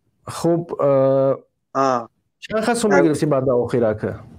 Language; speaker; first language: Persian; native; Persian